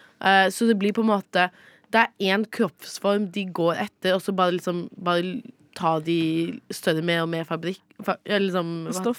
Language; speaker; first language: Norwegian; native; Norwegian